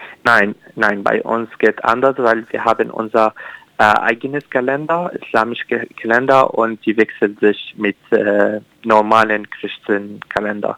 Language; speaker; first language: German; non-native, learner; Arabic